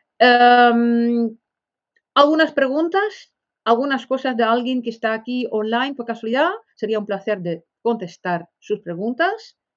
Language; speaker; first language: Spanish; non-native, fluent; Dutch